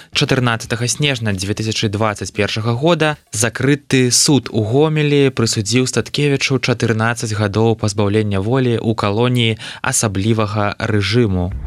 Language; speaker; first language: Belarusian; native; Belarusian